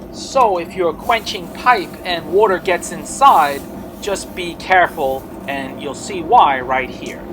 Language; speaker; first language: English; native; English